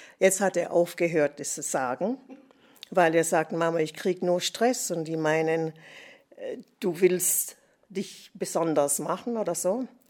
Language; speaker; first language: German; non-native, fluent; English